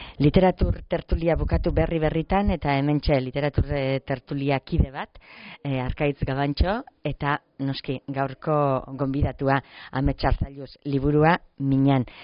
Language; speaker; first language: Basque; native; Basque